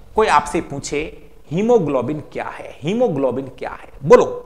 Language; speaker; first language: Hindi; native; Hindi